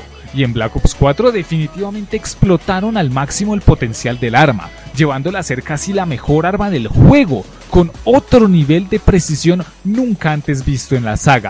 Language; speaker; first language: Spanish; native; Spanish